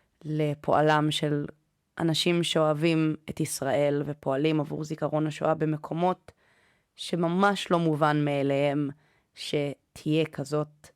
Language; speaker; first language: Hebrew; native; Hebrew